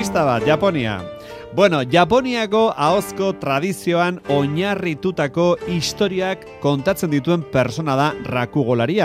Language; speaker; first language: Basque; native; Basque